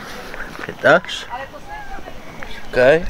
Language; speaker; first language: Polish; non-native, learner; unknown